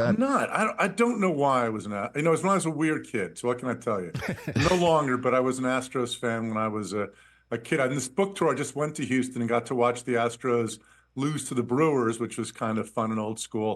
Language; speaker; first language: English; native; English